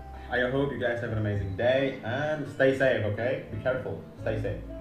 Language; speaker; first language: English; non-native, fluent; Indonesian